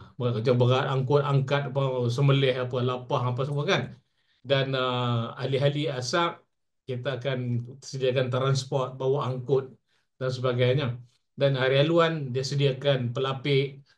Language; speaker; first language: Malay; native; Malay